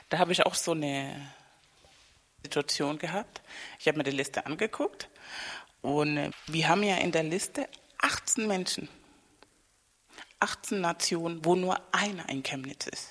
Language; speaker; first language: German; non-native, fluent; Spanish